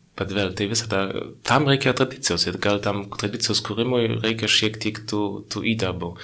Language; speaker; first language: Lithuanian; non-native, fluent; German